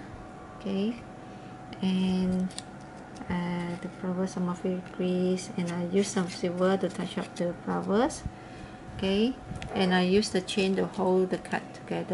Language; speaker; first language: English; non-native, learner; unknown